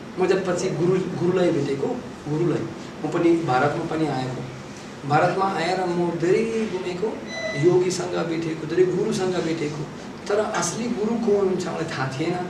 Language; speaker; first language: Nepali; non-native, fluent; Russian